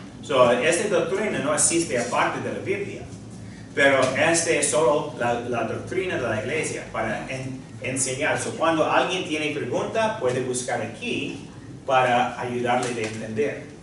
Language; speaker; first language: Spanish; non-native, fluent; English